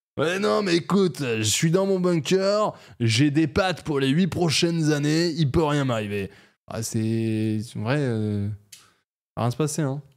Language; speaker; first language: French; native; French